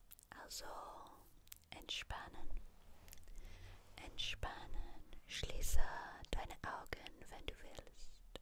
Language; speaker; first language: German; non-native, learner; English